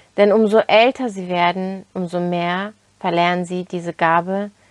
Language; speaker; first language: German; early bilingual, other home language; Turkish